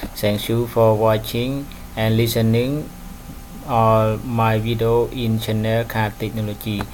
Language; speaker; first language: English; non-native, learner; Khmer